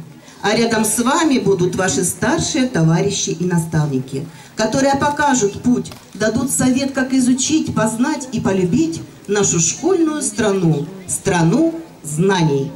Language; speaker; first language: Russian; native; Russian